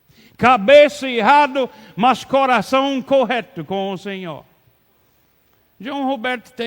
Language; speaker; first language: Portuguese; non-native, learner; English